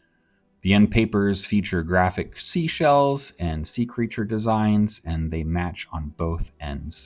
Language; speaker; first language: English; native; English